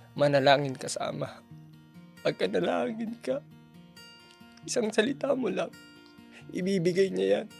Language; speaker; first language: Filipino; native; Filipino